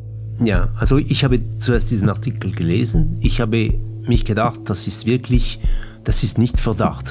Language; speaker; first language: German; non-native, local second language; French